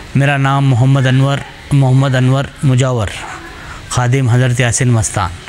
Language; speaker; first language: Hindi; native; Hindi